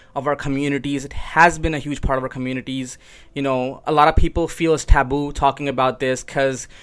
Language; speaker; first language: English; non-native, local second language; Urdu